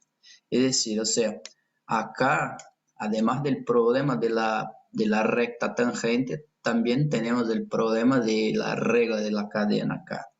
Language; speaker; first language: Spanish; non-native, fluent; Portuguese